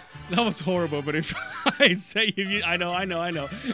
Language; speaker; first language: English; native; English